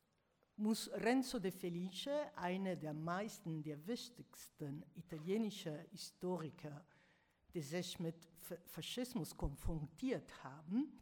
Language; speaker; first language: German; non-native, fluent; Italian